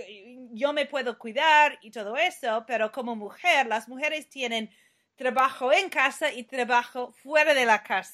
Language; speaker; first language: Spanish; non-native, fluent; English